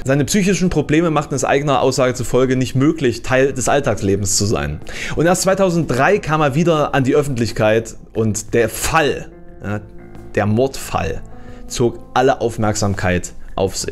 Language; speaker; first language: German; native; German